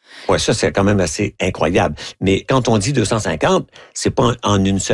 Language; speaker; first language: French; native; French